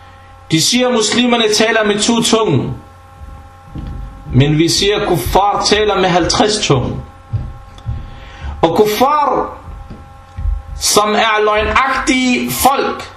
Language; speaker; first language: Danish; early bilingual, other home language; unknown